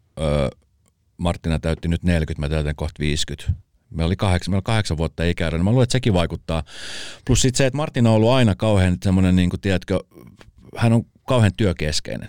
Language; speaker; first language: Finnish; early bilingual, other home language; Spanish